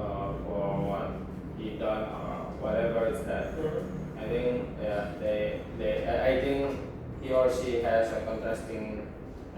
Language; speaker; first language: English; non-native, learner; Indonesian